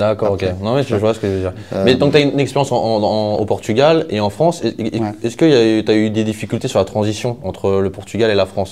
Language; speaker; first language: French; native; French